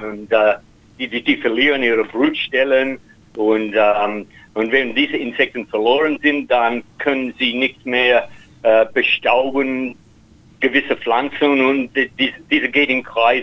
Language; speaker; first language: German; non-native, learner; English